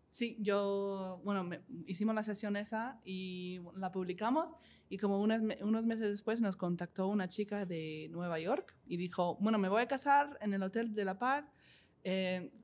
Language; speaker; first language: Spanish; non-native, fluent; English